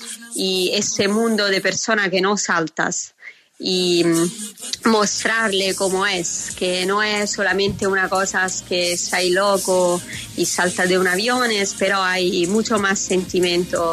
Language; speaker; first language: Spanish; non-native, fluent; Italian